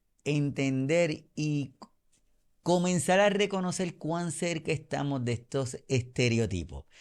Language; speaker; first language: Spanish; native; Spanish